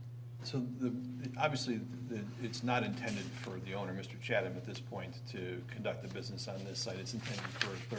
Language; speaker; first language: English; native; English